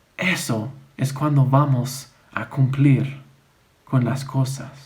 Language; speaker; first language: Spanish; non-native, fluent; English